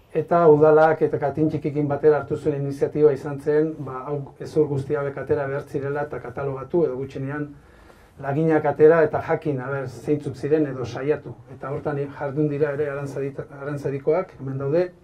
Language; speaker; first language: Basque; native; Basque